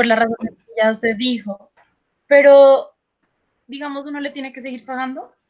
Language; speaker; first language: Spanish; native; Spanish